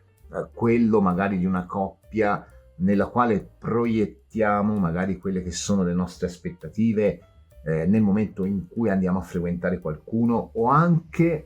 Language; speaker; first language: Italian; native; Italian